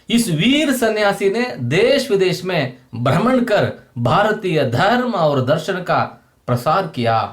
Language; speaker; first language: Hindi; non-native, local second language; Kannada